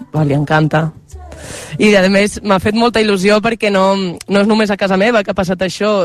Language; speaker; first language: Catalan; non-native, local second language; Occitan